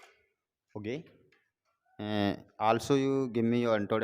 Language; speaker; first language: English; non-native, learner; Hindi